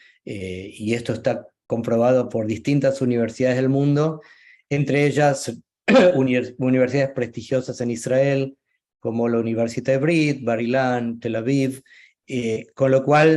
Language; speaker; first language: Spanish; native; Spanish